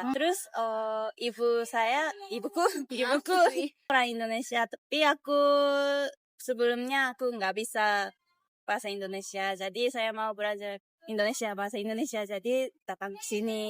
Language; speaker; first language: Indonesian; non-native, learner; Japanese